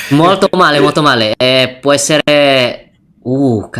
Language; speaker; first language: Italian; non-native, learner; Indonesian